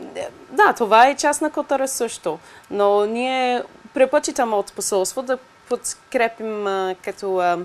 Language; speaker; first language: Bulgarian; non-native, learner; English